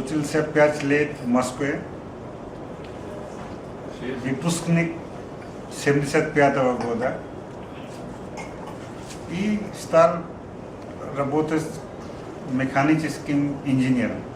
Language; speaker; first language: Russian; non-native, learner; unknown